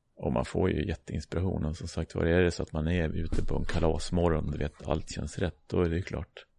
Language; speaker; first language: Swedish; native; Swedish